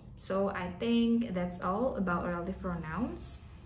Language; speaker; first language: English; non-native, fluent; Indonesian